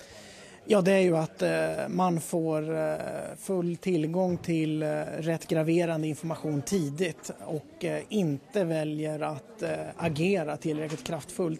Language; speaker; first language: Swedish; native; Swedish